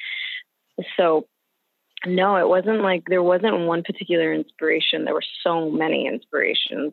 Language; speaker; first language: English; native; English